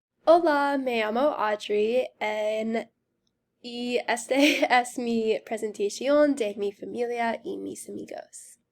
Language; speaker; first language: Spanish; non-native, learner; English